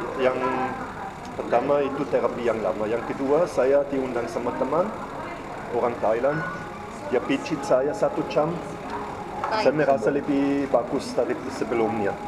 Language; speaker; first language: Indonesian; non-native, fluent; German